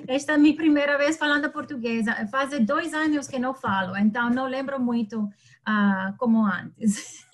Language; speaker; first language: Portuguese; non-native, learner; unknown